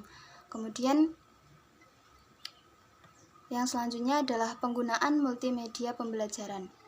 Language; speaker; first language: Indonesian; native; Indonesian